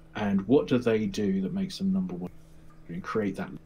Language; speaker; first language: English; native; English